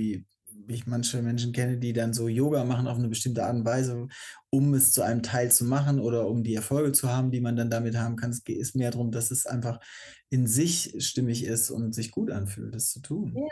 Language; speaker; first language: German; native; German